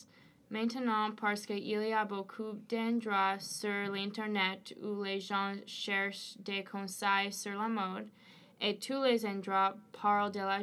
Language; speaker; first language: French; non-native, learner; English